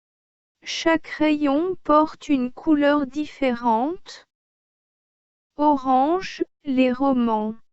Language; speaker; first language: French; non-native, learner; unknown